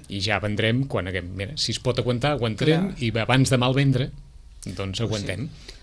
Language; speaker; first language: Catalan; native; Catalan